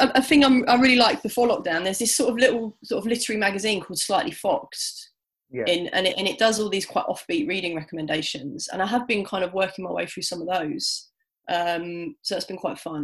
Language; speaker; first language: English; native; English